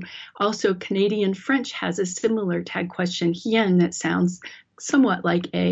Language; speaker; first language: English; native; English